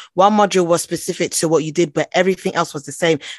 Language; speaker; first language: English; non-native, local second language; Akan